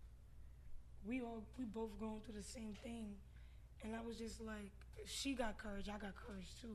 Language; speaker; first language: English; native; English